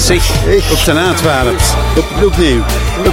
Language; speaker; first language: Dutch; native; Dutch